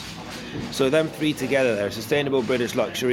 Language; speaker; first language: English; native; English